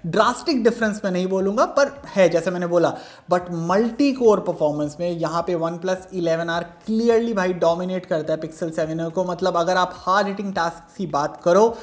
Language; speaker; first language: Hindi; native; Hindi